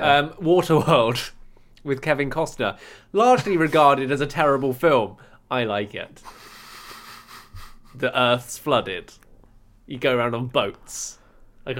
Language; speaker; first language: English; native; English